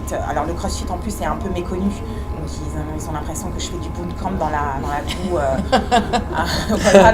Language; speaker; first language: French; native; French